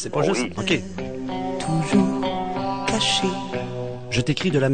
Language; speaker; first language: French; native; French